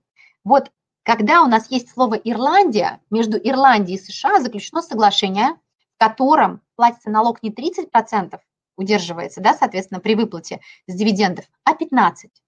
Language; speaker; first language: Russian; native; Russian